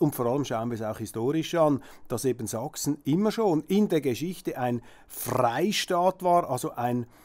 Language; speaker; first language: German; native; German